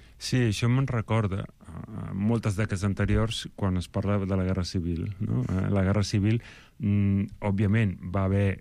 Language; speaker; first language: Catalan; native; Catalan